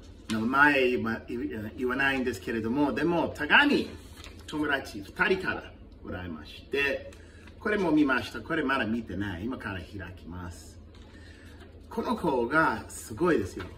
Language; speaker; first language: Japanese; non-native, fluent; English